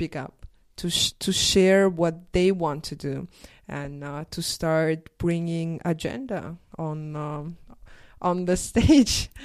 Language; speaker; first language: English; non-native, fluent; Russian